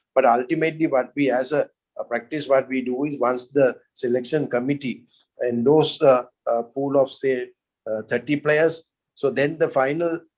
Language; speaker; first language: English; non-native, local second language; Sinhala